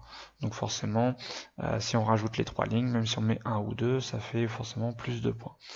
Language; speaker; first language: French; native; French